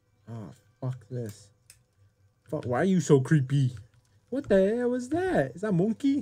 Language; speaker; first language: English; native; English